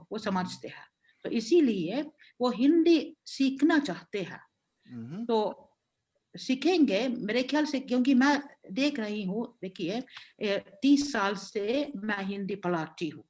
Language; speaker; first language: Hindi; non-native, fluent; Finnish